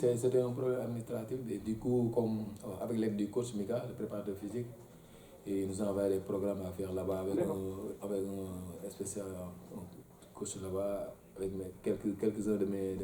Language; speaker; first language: French; non-native, local second language; Bambara